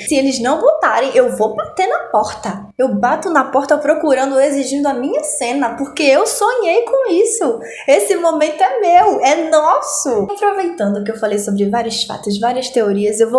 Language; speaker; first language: Portuguese; native; Portuguese